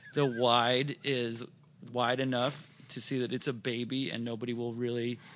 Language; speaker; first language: English; native; English